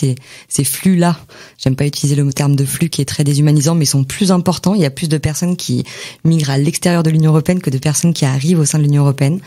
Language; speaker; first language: French; native; French